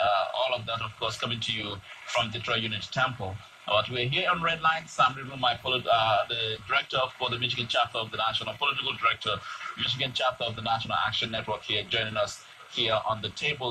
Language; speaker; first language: English; native; English